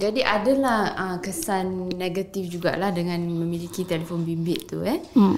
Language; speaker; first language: Malay; native; Malay